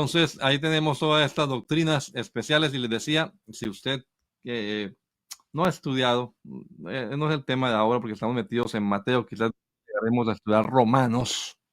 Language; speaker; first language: Spanish; native; Spanish